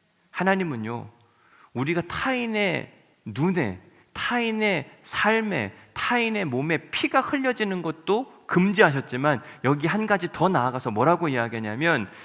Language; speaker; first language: Korean; native; Korean